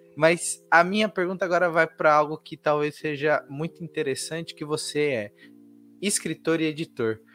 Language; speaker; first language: Portuguese; native; Portuguese